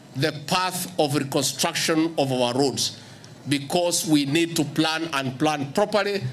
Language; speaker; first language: English; non-native, local second language; Kikuyu